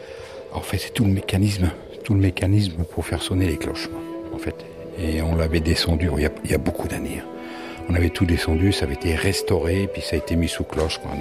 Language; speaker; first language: French; native; French